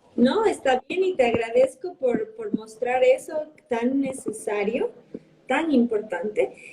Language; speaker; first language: Spanish; early bilingual, heritage; Spanish